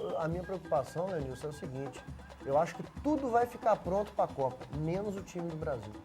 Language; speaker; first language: Portuguese; native; Portuguese